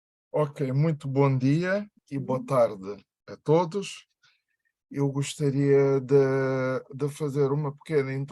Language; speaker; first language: Portuguese; non-native, local second language; Kabuverdianu